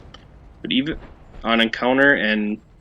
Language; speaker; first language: English; native; English